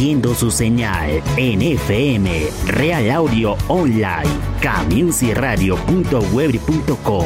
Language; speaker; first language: Spanish; native; Spanish